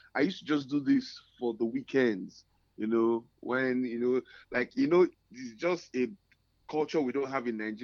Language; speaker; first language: English; non-native, local second language; Yoruba